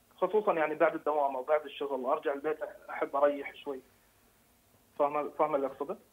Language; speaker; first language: Arabic; native; Arabic